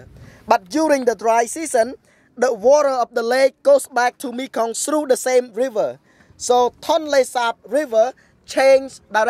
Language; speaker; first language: English; non-native, fluent; Khmer